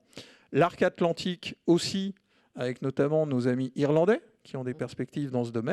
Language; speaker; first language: French; native; French